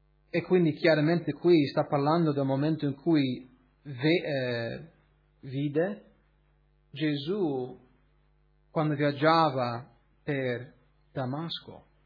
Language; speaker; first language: Italian; early bilingual, other home language; English